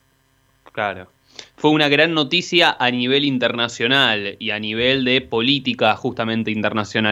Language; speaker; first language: Spanish; native; Spanish